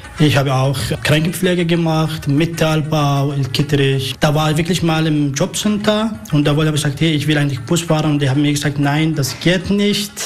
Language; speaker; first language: German; non-native, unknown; Arabic